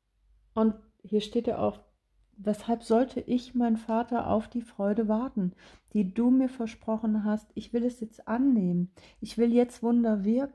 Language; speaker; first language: German; native; German